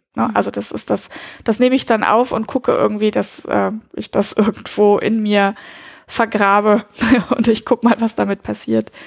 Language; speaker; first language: German; early bilingual, heritage; German